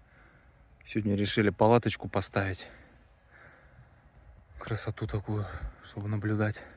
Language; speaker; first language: Russian; native; Russian